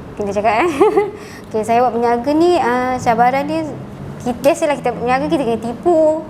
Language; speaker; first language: Malay; native; Malay